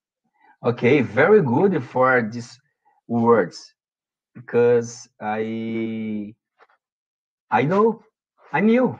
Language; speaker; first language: English; non-native, learner; Portuguese